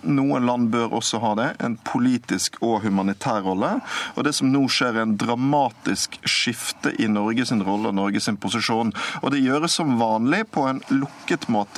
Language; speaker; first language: Norwegian; native; Norwegian